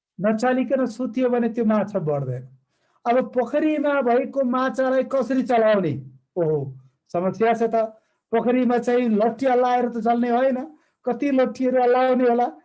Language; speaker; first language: Nepali; non-native, fluent; Malayalam